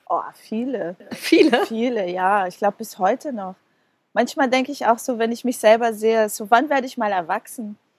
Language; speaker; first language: German; non-native, fluent; Portuguese